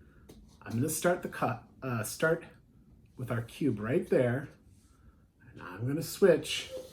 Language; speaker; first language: English; native; English